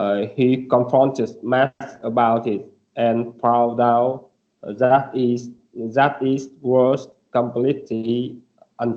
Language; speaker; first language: English; non-native, learner; Vietnamese